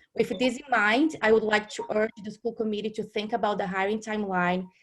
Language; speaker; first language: English; non-native, fluent; Portuguese